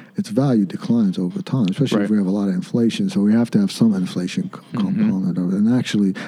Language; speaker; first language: English; early bilingual, other home language; Arabic